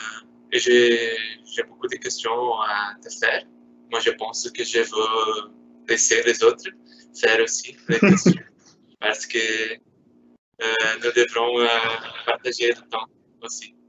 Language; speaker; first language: French; non-native, learner; Portuguese